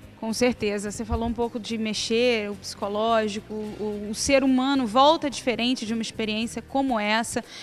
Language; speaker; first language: Portuguese; native; Portuguese